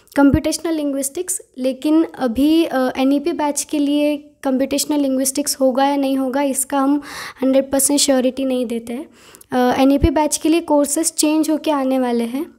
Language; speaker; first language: Hindi; non-native, local second language; Marathi